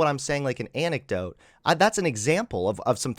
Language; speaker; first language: English; native; English